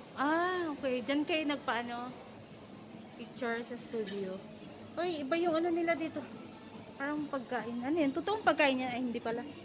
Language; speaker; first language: Filipino; non-native, local second language; Cebuano